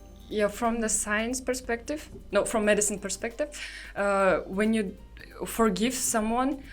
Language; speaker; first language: English; non-native, fluent; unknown